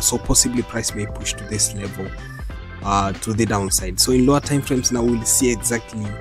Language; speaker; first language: English; non-native, local second language; Swahili